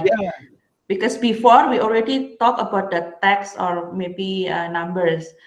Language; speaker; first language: English; non-native, learner; Indonesian